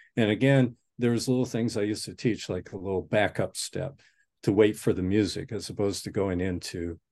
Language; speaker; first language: English; native; English